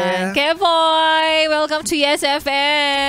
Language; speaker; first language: Filipino; native; Filipino